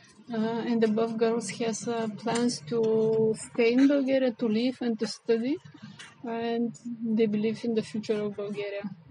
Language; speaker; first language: English; non-native, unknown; Bulgarian